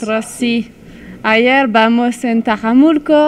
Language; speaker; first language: Spanish; non-native, learner; French